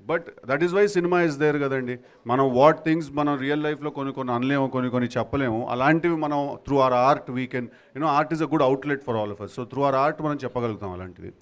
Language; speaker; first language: Telugu; native; Telugu